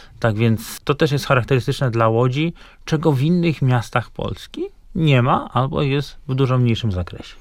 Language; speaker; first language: Polish; native; Polish